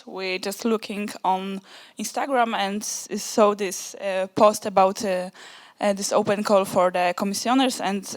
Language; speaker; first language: English; non-native, learner; Polish